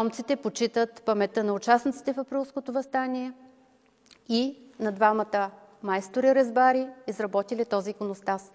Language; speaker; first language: Bulgarian; native; Bulgarian